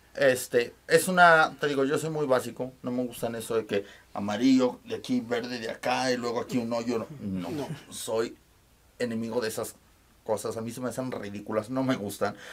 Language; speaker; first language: Spanish; native; Spanish